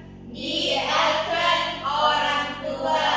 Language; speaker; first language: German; non-native, learner; Indonesian